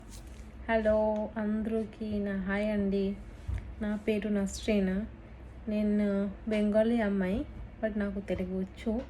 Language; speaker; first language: Telugu; non-native, fluent; Bangla